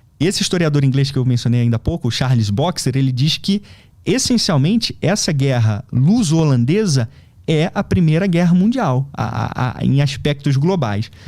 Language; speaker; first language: Portuguese; native; Portuguese